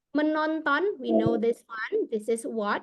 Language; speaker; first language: English; non-native, local second language; Indonesian